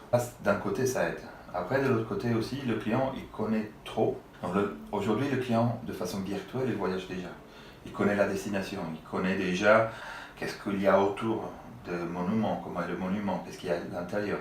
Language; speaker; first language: French; non-native, fluent; Italian